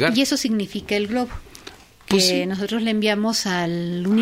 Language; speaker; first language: Spanish; native; Spanish